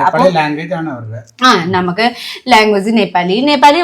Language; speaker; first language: Malayalam; non-native, fluent; Nepali